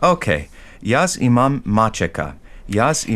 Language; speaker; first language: Slovenian; non-native, learner; English